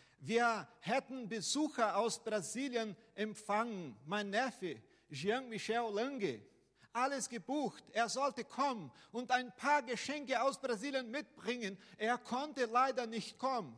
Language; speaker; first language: German; non-native, fluent; Portuguese